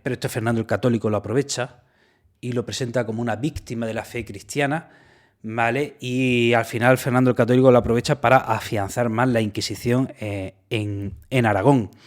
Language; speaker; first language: Spanish; native; Spanish